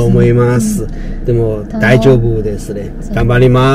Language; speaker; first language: Japanese; non-native, fluent; Chinese